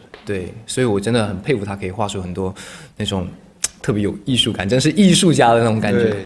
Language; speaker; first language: Chinese; native; Chinese